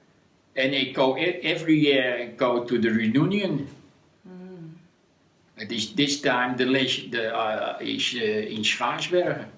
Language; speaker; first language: English; non-native, learner; Dutch